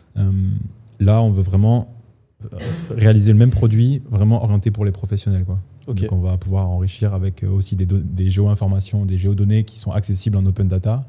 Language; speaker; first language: French; native; French